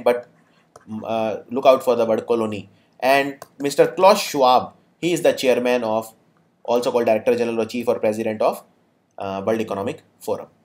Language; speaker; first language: English; non-native, local second language; Hindi